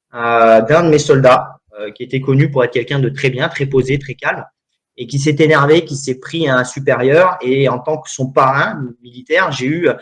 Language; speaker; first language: French; native; French